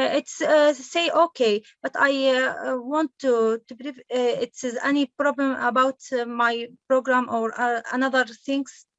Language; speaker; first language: English; non-native, learner; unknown